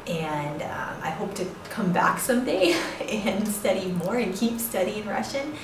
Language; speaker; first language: English; native; English